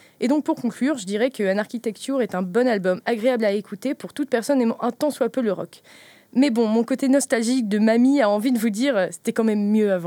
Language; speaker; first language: French; native; French